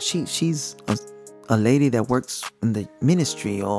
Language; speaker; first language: English; early bilingual, other home language; Spanish